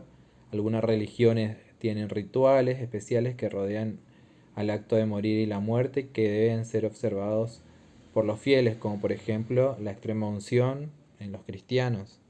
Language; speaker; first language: Spanish; native; Spanish